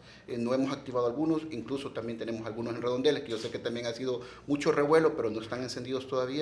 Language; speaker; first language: Spanish; native; Spanish